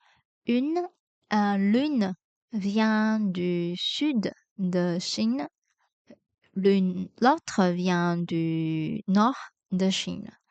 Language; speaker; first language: French; non-native, fluent; Chinese